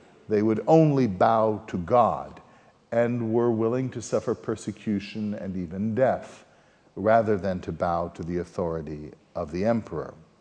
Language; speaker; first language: English; native; English